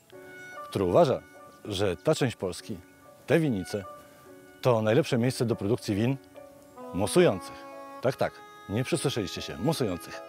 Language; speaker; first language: Polish; native; Polish